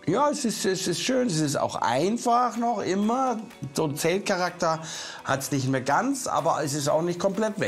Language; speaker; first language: German; native; German